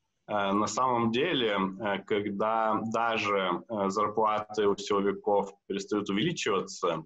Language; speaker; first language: Russian; native; Russian